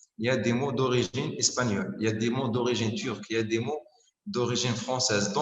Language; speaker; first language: French; non-native, local second language; Arabic